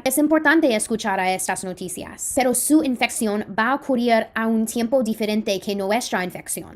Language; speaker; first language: Spanish; non-native, fluent; English